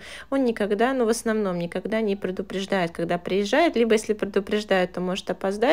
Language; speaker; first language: Russian; native; Russian